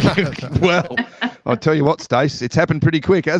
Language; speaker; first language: English; native; English